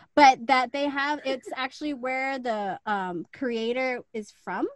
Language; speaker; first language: English; native; English